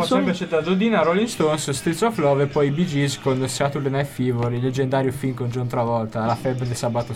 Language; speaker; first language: Italian; native; Italian